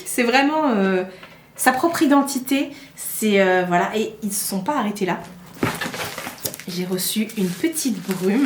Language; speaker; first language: French; native; French